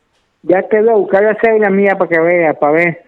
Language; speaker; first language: Spanish; native; Spanish